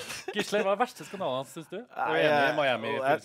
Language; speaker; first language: Norwegian; native; Norwegian